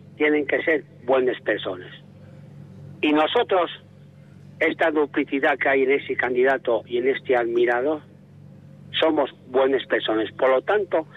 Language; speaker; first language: Spanish; native; Spanish